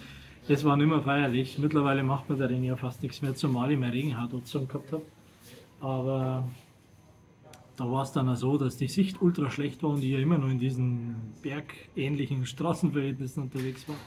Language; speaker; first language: German; native; German